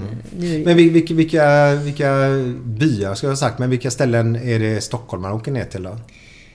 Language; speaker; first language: Swedish; native; Swedish